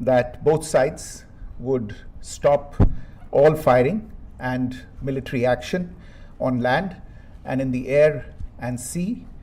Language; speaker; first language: English; non-native, local second language; Hindi